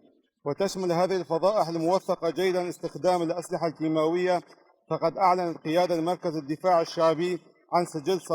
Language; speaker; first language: Arabic; non-native, local second language; Kurdish